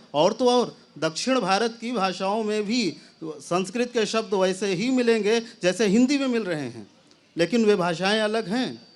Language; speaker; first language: Hindi; native; Hindi